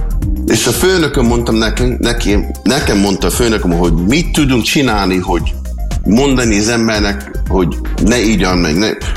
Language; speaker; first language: Hungarian; early bilingual, heritage; English